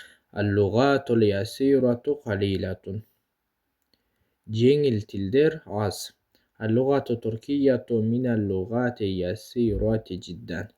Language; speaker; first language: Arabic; non-native, fluent; Kyrgyz